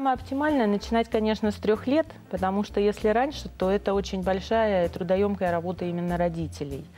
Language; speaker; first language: Russian; native; Russian